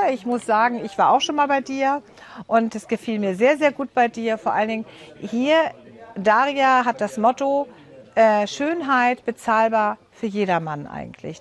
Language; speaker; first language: German; native; German